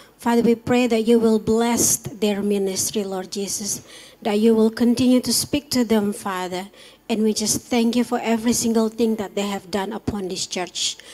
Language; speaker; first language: English; non-native, fluent; Indonesian